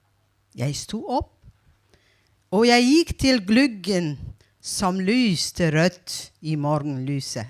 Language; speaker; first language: Norwegian; non-native, fluent; Persian